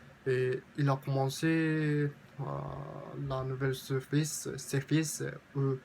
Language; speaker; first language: French; non-native, learner; Japanese